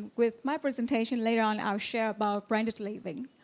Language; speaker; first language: English; non-native, fluent; Vietnamese